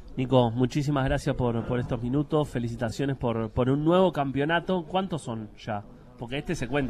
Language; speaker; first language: Spanish; native; Spanish